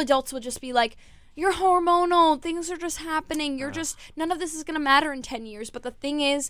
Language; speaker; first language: English; native; English